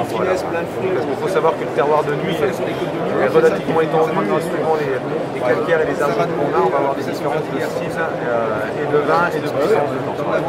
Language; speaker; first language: French; native; French